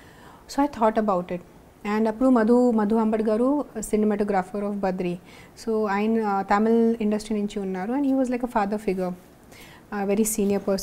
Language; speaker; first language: Telugu; non-native, local second language; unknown